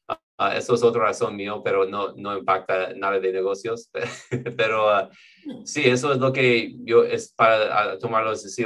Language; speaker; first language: Spanish; non-native, fluent; English